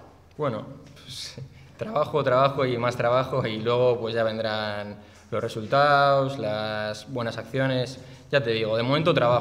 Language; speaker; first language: Spanish; native; Spanish